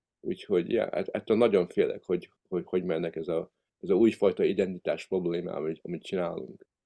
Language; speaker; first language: Hungarian; early bilingual, heritage; Hungarian